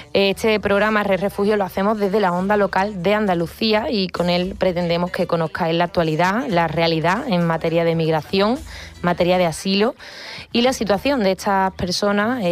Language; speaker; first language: Spanish; native; Spanish